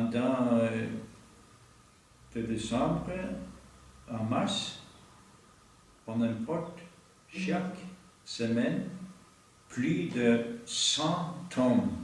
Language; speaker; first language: French; non-native, learner; Norwegian